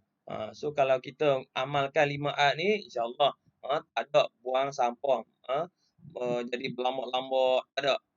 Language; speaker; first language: Malay; native; Malay